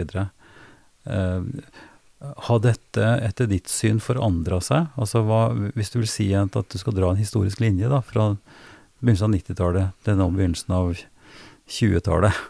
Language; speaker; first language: Norwegian; native; Norwegian